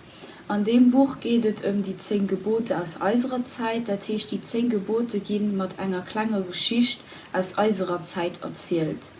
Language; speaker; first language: German; non-native, local second language; Luxembourgish